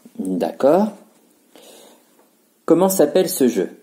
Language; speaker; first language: French; native; French